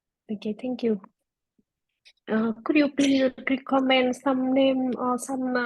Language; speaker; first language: English; non-native, learner; Vietnamese